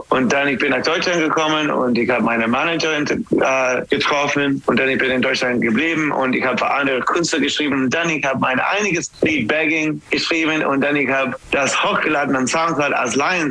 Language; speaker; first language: German; non-native, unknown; English